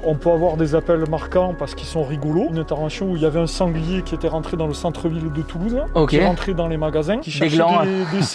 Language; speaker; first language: French; native; French